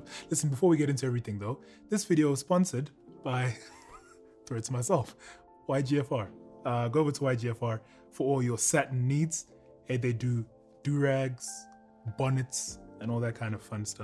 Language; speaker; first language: English; native; English